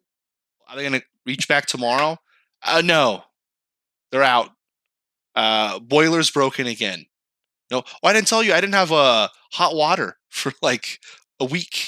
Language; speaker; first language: English; native; English